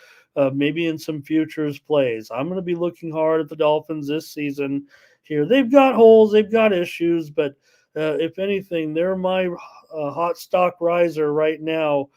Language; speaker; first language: English; native; English